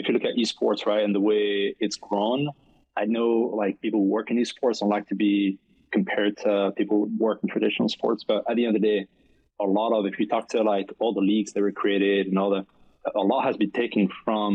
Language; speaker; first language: English; non-native, fluent; French